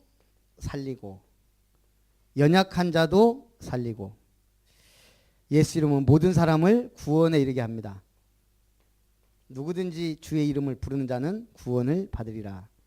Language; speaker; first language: Korean; native; Korean